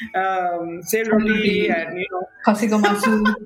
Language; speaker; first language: English; non-native, local second language; Nepali